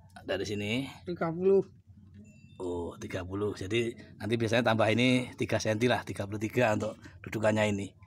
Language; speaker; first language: Indonesian; native; Indonesian